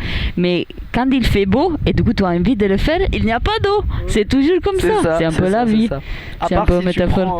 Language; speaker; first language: French; non-native, learner; Italian